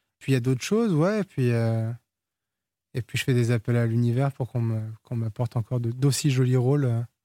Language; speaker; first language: French; early bilingual, other home language; Portuguese